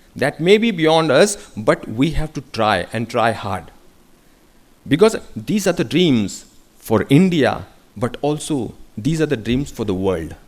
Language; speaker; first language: English; non-native, local second language; Marathi